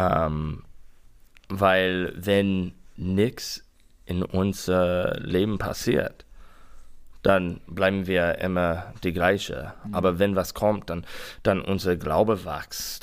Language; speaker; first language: German; non-native, learner; English